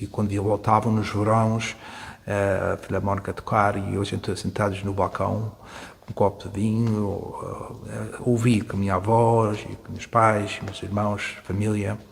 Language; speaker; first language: Portuguese; early bilingual, heritage; Portuguese